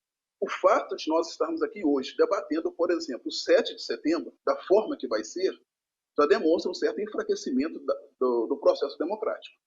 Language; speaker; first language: Portuguese; native; Portuguese